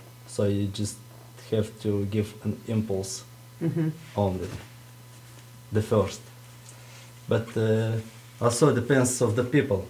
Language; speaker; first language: English; non-native, fluent; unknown